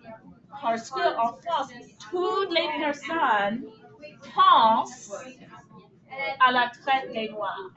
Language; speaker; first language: French; non-native, fluent; English